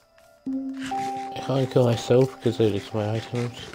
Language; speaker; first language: English; native; English